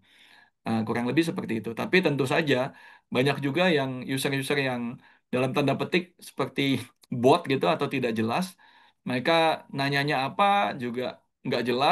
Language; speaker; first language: Indonesian; native; Indonesian